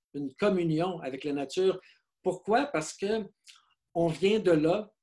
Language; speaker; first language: French; native; French